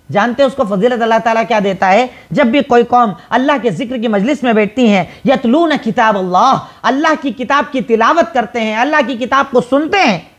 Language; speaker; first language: Hindi; native; Hindi